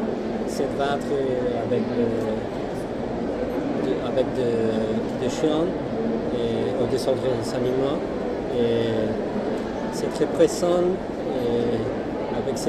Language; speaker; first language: French; non-native, fluent; Spanish